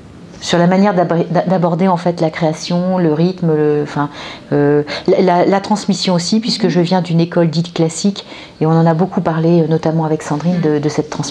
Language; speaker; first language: French; native; French